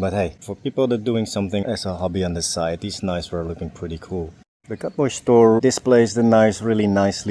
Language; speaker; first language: English; non-native, fluent; Dutch